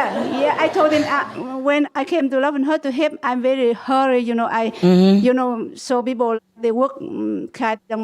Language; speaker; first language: English; non-native, learner; Vietnamese